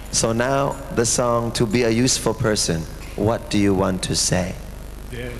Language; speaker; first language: English; non-native, fluent; Thai